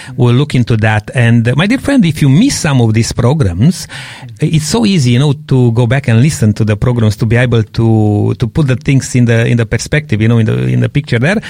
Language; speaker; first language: English; non-native, fluent; Romanian